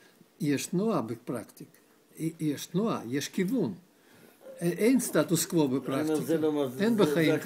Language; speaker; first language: Hebrew; non-native, learner; Russian